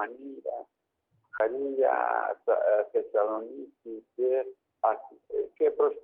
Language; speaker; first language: Greek; non-native, learner; Ukrainian